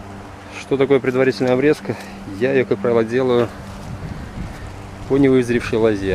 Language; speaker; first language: Russian; native; Russian